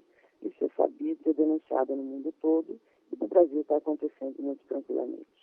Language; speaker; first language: Portuguese; native; Portuguese